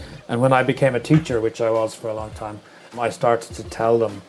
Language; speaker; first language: English; native; English